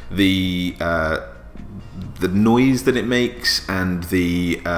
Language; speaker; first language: English; native; English